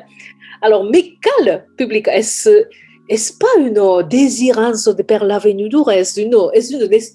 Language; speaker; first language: French; non-native, fluent; Japanese